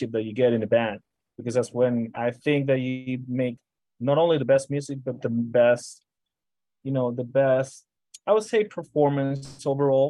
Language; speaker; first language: English; non-native, fluent; Spanish